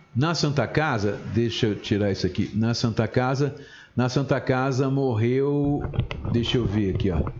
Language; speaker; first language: Portuguese; native; Portuguese